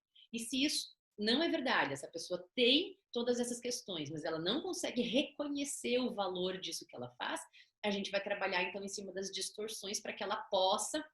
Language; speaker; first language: Portuguese; native; Portuguese